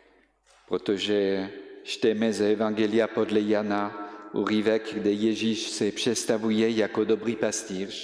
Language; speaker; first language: Czech; non-native, fluent; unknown